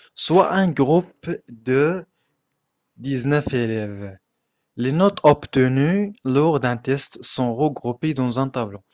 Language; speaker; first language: French; non-native, local second language; Arabic